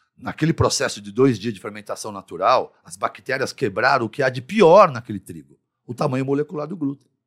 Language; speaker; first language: Portuguese; early bilingual, other home language; Arabic